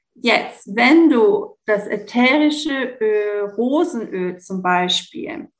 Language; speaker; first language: German; early bilingual, heritage; Greek